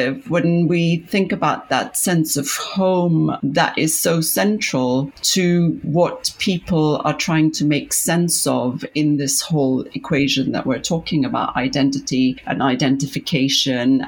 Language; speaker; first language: English; non-native, local second language; Urdu